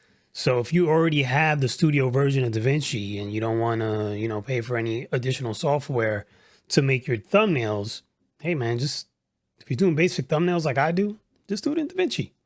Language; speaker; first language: English; native; English